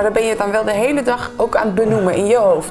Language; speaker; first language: Dutch; native; Dutch